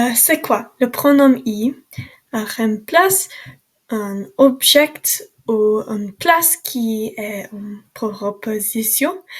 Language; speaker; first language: French; non-native, learner; English